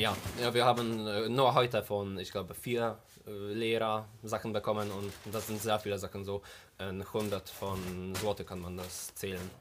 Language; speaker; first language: German; non-native, learner; Polish